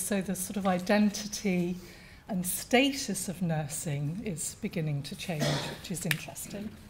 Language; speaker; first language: English; native; English